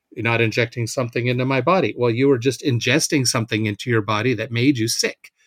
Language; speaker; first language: English; native; English